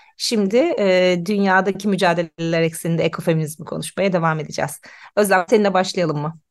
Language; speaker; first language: Turkish; native; Turkish